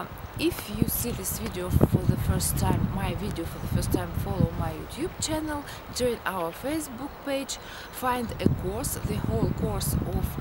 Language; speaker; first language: English; non-native, fluent; Russian